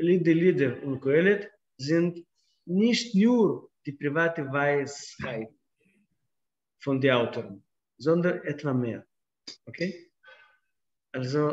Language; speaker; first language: German; non-native, fluent; Russian